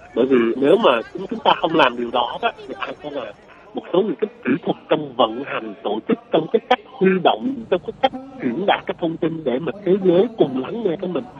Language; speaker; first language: Vietnamese; early bilingual, heritage; Vietnamese